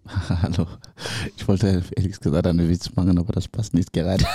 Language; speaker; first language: German; non-native, learner; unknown